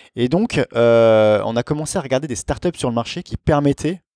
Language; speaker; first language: French; native; French